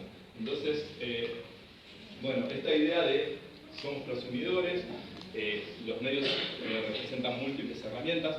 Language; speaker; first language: Spanish; native; Spanish